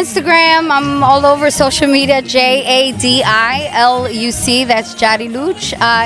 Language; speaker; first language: English; native; English